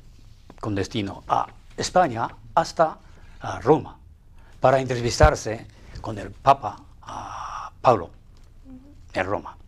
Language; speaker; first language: Spanish; non-native, fluent; Japanese